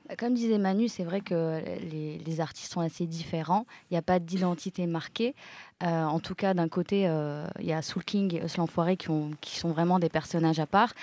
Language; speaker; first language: French; native; French